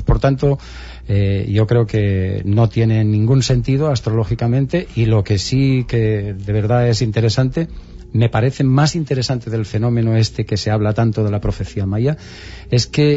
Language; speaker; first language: Spanish; native; Spanish